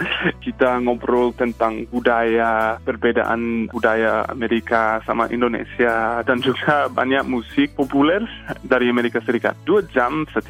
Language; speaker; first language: Indonesian; non-native, fluent; English